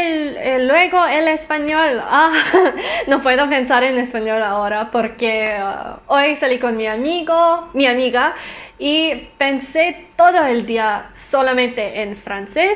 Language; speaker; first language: Spanish; non-native, learner; English